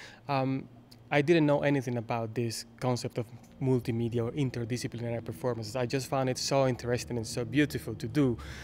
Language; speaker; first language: English; non-native, fluent; Spanish